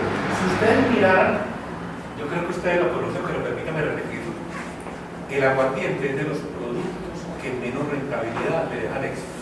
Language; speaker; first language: Spanish; native; Spanish